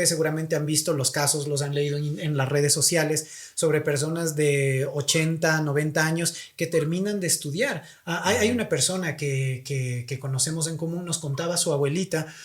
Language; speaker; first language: Spanish; native; Spanish